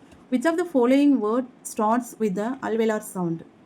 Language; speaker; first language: English; non-native, local second language; Tamil